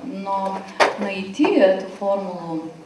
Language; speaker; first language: Russian; non-native, fluent; Lithuanian